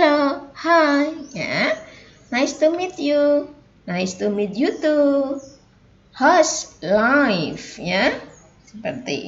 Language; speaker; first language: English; non-native, fluent; Indonesian